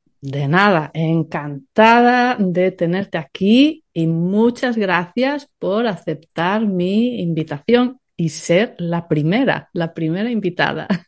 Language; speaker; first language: Spanish; native; Spanish